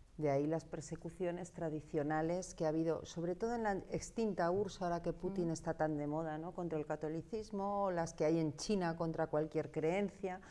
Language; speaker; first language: Spanish; native; Spanish